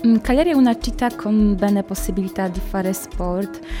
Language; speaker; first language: Italian; non-native, learner; Polish